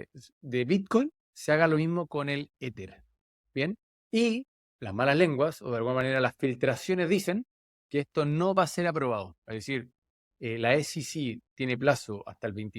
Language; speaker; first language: Spanish; native; Spanish